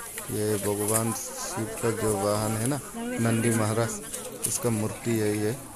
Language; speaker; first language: Hindi; non-native, local second language; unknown